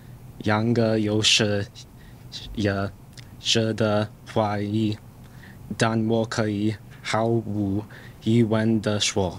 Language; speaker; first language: Chinese; non-native, learner; English